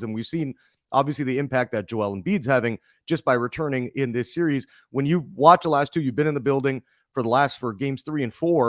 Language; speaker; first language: English; native; English